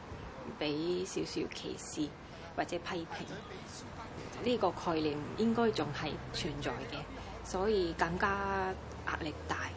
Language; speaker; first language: Cantonese; non-native, fluent; Japanese